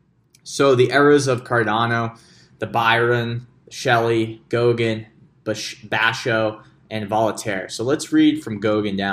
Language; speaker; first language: English; native; English